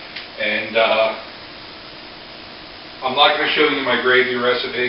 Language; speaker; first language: English; native; English